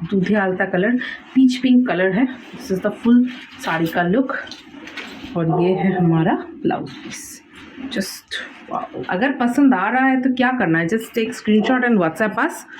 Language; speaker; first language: Hindi; non-native, local second language; Bangla